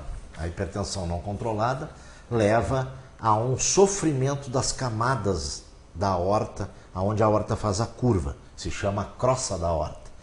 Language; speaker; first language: Portuguese; native; Portuguese